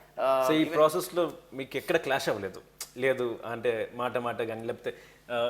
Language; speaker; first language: Telugu; native; Telugu